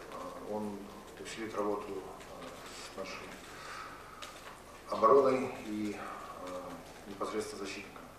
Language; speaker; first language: Russian; native; Russian